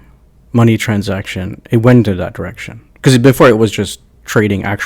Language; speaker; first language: English; native; English